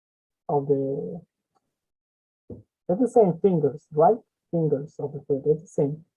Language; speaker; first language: English; non-native, learner; Spanish